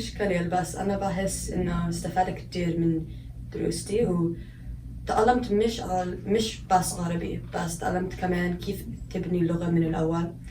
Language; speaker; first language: Arabic; non-native, learner; English